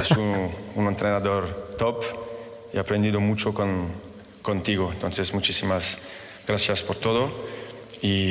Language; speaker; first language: Spanish; non-native, fluent; French